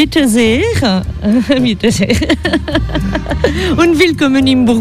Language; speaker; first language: German; non-native, learner; French